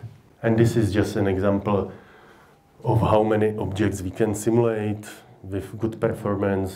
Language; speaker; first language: English; non-native, fluent; Czech